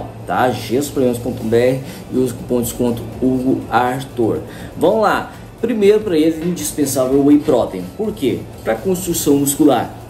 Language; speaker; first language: Portuguese; native; Portuguese